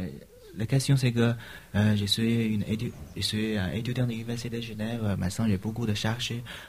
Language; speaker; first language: French; non-native, learner; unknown